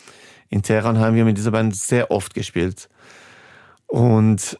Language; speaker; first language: German; non-native, fluent; Persian